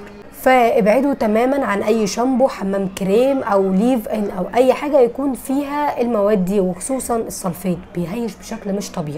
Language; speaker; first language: Arabic; native; Arabic